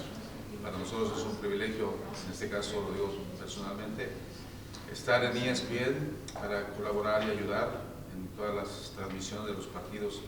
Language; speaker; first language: Spanish; native; Spanish